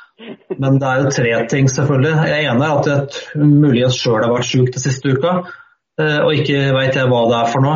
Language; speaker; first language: Norwegian; native; Norwegian